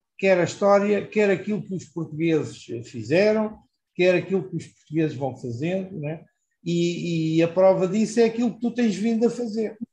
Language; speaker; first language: Portuguese; native; Portuguese